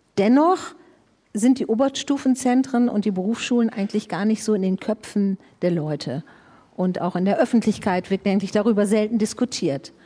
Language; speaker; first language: German; native; German